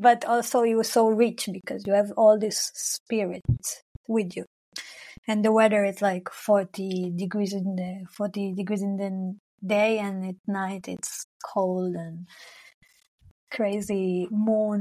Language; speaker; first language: English; non-native, fluent; Hebrew